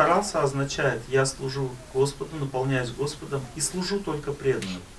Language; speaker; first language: Russian; native; Russian